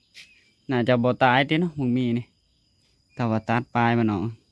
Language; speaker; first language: Thai; non-native, local second language; Lao